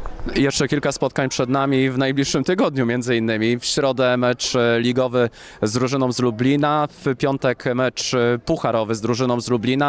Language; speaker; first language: Polish; native; Polish